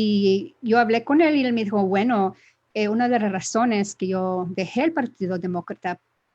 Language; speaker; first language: Spanish; early bilingual, other home language; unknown